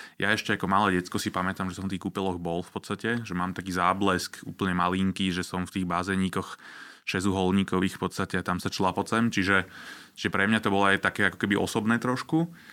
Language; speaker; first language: Slovak; native; Slovak